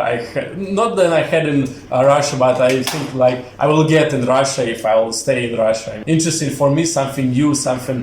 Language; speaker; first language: English; non-native, fluent; Russian